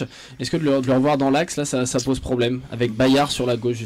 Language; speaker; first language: French; native; French